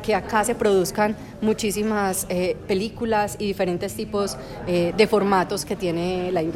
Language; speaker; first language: Spanish; native; Spanish